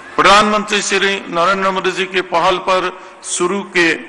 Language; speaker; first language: Hindi; non-native, local second language; Assamese